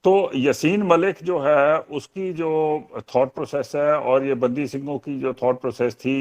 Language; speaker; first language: Hindi; non-native, local second language; Punjabi